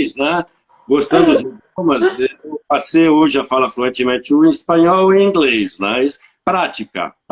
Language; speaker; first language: Portuguese; non-native, fluent; French